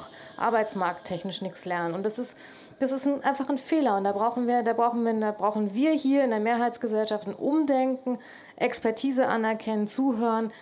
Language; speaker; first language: German; native; German